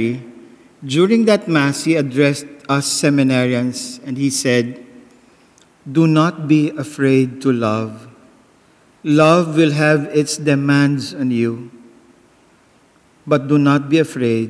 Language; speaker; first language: English; non-native, local second language; Bikol